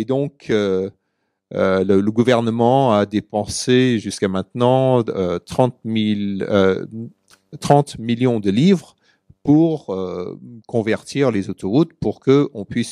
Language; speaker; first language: French; early bilingual, other home language; English